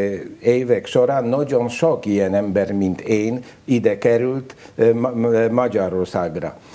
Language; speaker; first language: Hungarian; non-native, learner; Polish